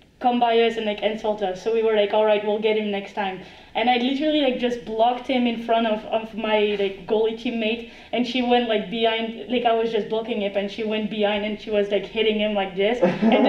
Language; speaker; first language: English; non-native, fluent; French